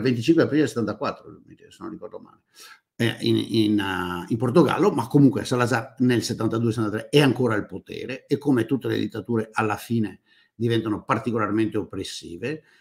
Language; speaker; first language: Italian; native; Italian